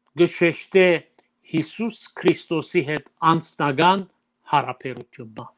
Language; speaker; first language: Armenian; early bilingual, heritage; Armenian